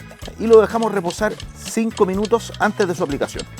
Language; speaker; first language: Spanish; native; Spanish